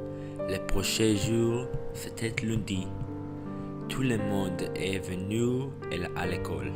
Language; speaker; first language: French; non-native, learner; English